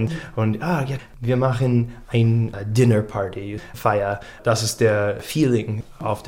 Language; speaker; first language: German; non-native, learner; English